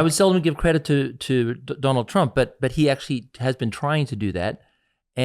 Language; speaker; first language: English; native; English